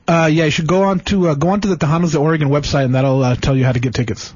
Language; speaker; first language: English; early bilingual, other home language; Spanish